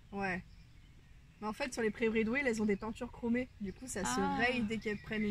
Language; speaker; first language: French; native; French